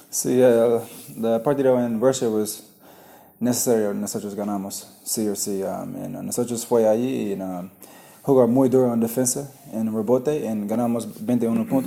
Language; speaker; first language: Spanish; non-native, learner; English